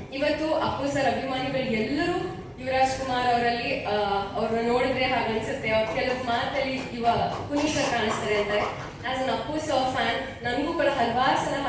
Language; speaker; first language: Kannada; native; Kannada